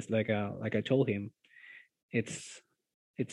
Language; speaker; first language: English; non-native, fluent; Spanish